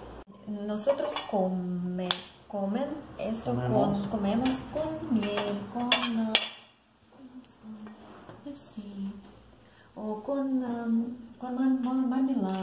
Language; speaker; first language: Spanish; non-native, learner; Russian